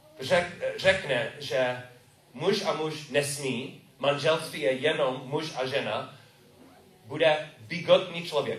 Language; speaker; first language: Czech; non-native, learner; English